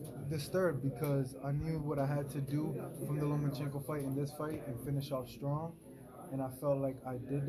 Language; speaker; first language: English; early bilingual, other home language; Spanish